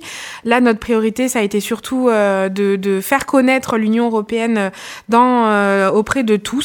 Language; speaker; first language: French; native; French